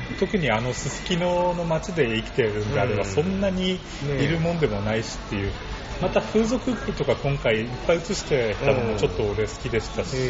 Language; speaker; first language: Japanese; native; Japanese